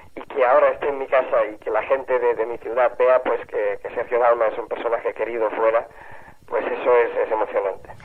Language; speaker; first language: Spanish; native; Spanish